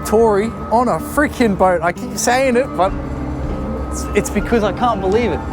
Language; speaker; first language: English; native; English